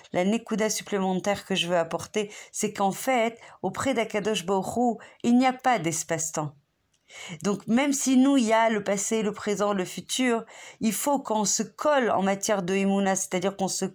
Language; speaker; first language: French; native; French